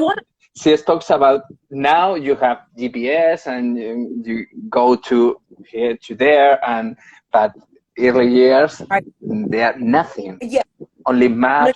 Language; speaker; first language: English; non-native, learner; Spanish